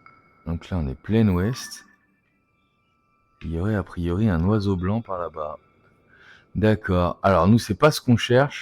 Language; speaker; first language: French; native; French